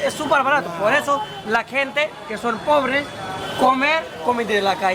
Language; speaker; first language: Spanish; non-native, learner; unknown